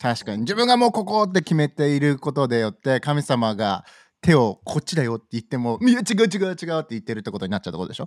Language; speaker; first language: Japanese; native; Japanese